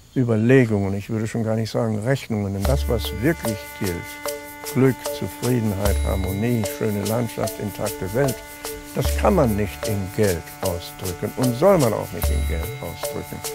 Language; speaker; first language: German; early bilingual, heritage; German